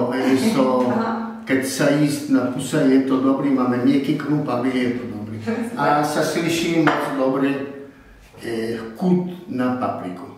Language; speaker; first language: Czech; non-native, learner; Italian